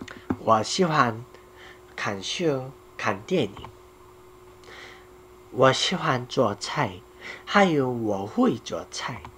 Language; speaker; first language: Chinese; non-native, learner; Korean